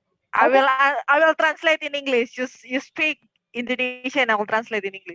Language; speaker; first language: English; non-native, fluent; Indonesian